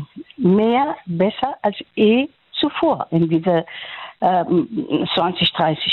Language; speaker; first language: German; non-native, fluent; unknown